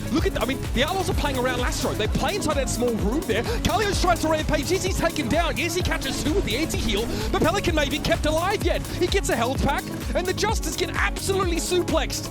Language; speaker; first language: English; native; English